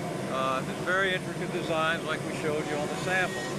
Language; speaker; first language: English; native; English